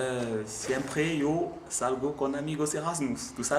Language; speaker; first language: Spanish; non-native, learner; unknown